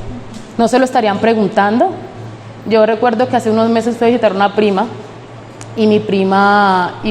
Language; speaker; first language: Spanish; native; Spanish